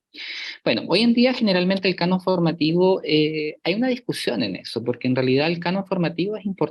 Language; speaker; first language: Spanish; native; Spanish